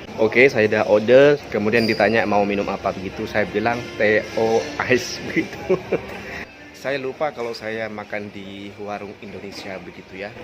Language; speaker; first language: Indonesian; non-native, local second language; Madurese